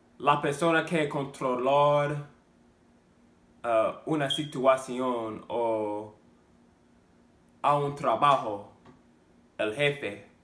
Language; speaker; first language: Spanish; non-native, learner; English